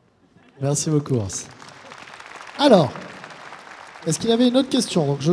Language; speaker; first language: French; native; French